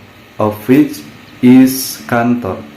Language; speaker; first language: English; non-native, learner; Indonesian